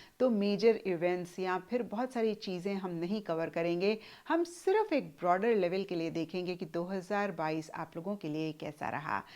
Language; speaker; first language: Hindi; native; Hindi